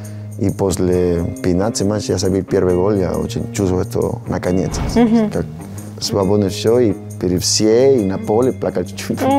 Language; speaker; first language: Russian; non-native, learner; Spanish